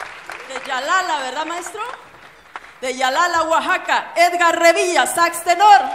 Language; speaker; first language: Spanish; native; Spanish